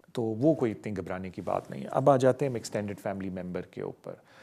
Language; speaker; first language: Urdu; native; Urdu